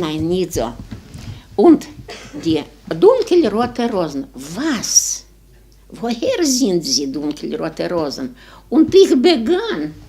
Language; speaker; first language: German; non-native, learner; Ukrainian